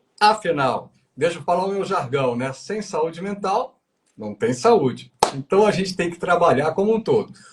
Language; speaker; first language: Portuguese; native; Portuguese